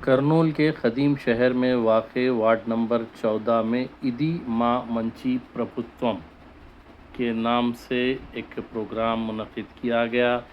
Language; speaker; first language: Urdu; native; Urdu